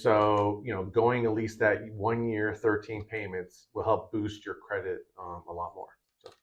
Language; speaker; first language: English; native; English